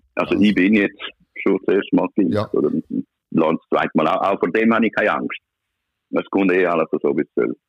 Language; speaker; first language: German; native; German